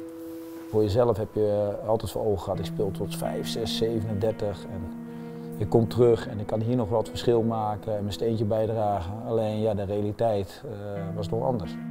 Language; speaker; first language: Dutch; native; Dutch